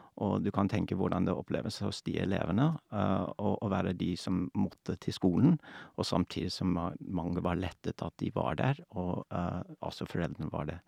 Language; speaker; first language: Norwegian; non-native, fluent; English